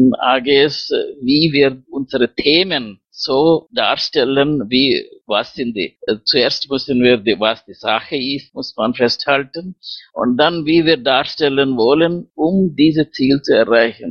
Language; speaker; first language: German; non-native, fluent; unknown